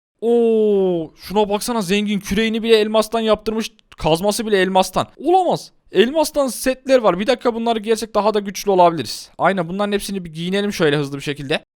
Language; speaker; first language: Turkish; native; Turkish